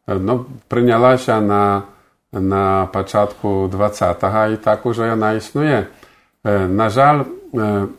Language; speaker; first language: Polish; non-native, local second language; Belarusian